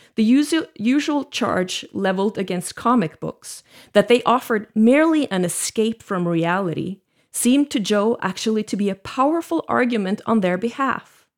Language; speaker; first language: English; non-native, fluent; Norwegian